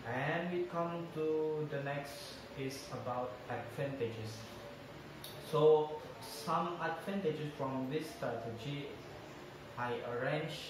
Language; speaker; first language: English; non-native, learner; Indonesian